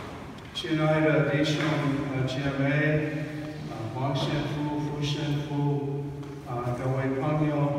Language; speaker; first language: Chinese; non-native, fluent; English